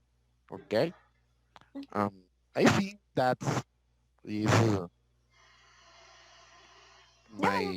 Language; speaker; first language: English; non-native, learner; Spanish